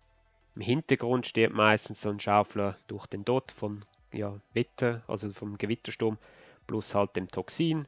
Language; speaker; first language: German; native; German